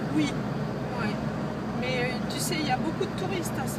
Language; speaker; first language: French; native; French